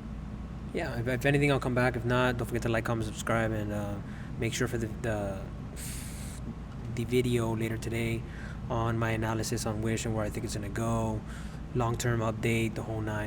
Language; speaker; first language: English; native; English